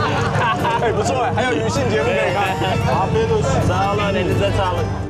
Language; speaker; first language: Chinese; native; Chinese